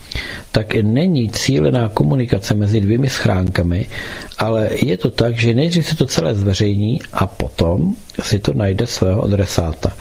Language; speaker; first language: Czech; native; Czech